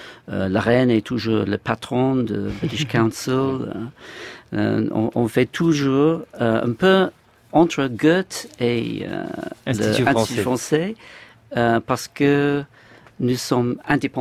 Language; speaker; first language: French; non-native, fluent; English